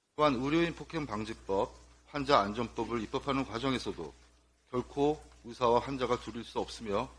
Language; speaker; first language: Korean; native; Korean